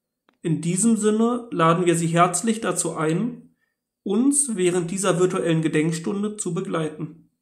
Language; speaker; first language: German; native; German